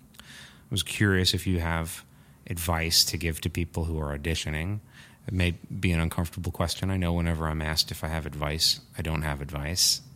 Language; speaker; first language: English; native; English